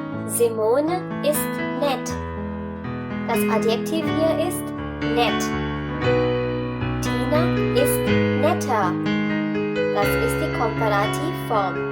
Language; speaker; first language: German; non-native, fluent; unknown